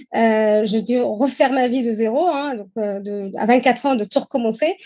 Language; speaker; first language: French; non-native, local second language; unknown